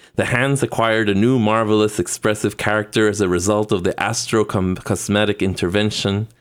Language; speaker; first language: English; non-native, fluent; Spanish